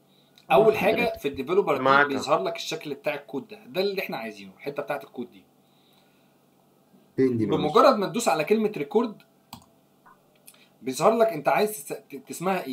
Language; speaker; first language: Arabic; native; Arabic